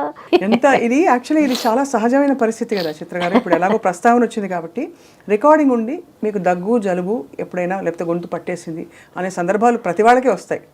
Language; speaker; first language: Telugu; native; Telugu